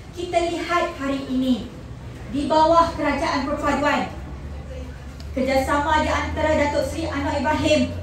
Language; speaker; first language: Malay; native; Malay